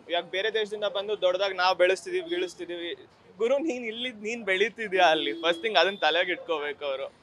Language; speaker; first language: Kannada; non-native, local second language; Malayalam